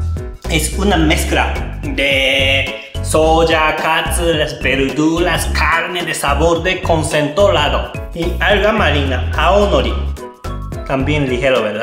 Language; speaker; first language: Spanish; non-native, learner; Japanese